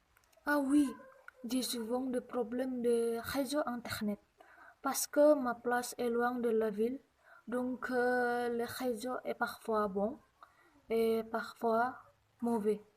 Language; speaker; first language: French; non-native, learner; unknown